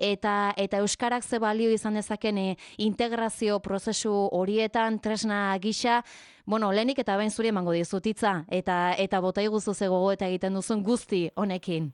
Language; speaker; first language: Basque; native; Basque